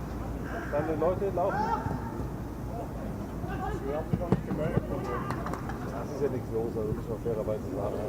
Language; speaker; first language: German; native; German